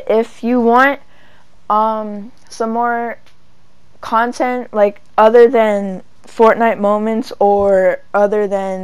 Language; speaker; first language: English; native; English